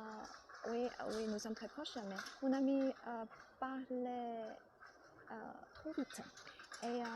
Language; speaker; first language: French; non-native, learner; Chinese